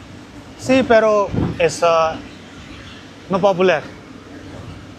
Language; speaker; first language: Spanish; non-native, learner; Hindi